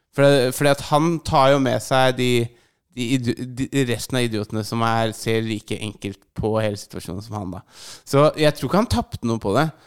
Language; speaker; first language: Norwegian; native; Norwegian